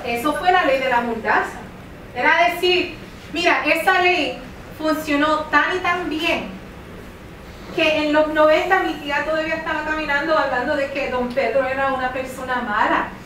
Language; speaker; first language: Spanish; early bilingual, heritage; Spanish